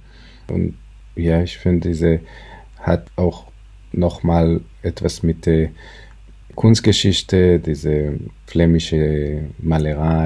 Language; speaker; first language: German; non-native, fluent; Hebrew